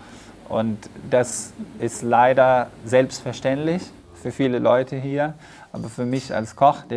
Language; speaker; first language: German; non-native, fluent; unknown